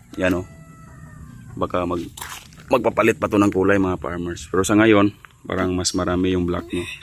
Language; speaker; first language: Filipino; non-native, local second language; Cebuano